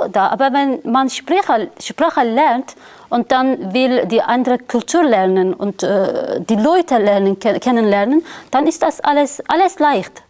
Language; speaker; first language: German; non-native, learner; Turkish